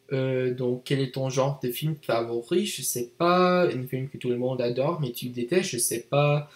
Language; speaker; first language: French; non-native, learner; English